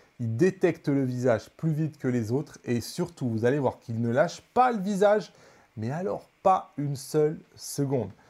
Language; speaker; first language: French; native; French